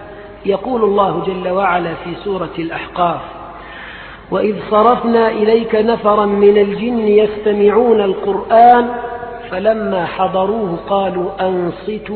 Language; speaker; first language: Arabic; native; Arabic